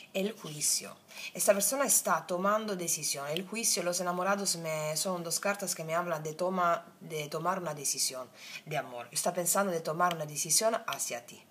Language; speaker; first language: Spanish; non-native, fluent; Italian